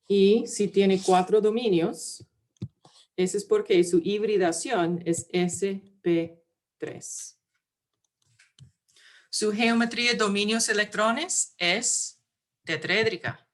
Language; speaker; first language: Spanish; early bilingual, heritage; English